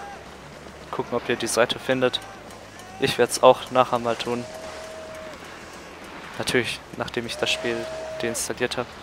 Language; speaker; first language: German; native; German